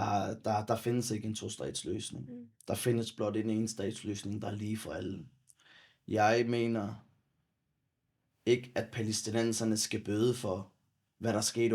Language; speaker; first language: Danish; early bilingual, other home language; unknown